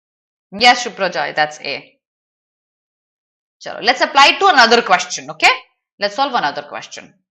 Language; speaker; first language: English; non-native, local second language; Hindi